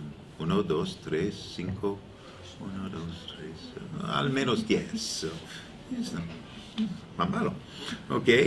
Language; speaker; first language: Spanish; non-native, learner; English